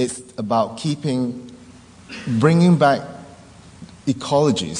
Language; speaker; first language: English; non-native, local second language; Min Nan Chinese